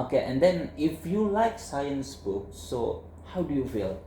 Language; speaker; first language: English; non-native, learner; Indonesian